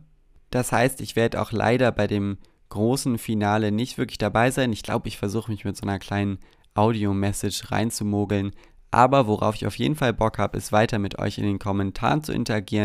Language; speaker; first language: German; native; German